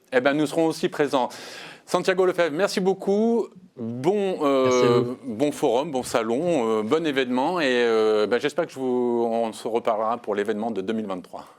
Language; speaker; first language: French; native; French